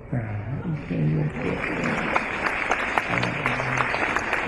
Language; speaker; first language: Chinese; native; Chinese